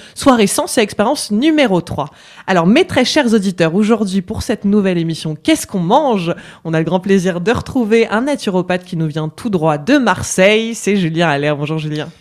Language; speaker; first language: French; native; French